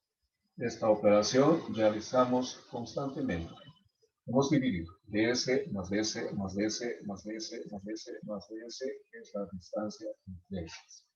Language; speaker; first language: Spanish; native; Spanish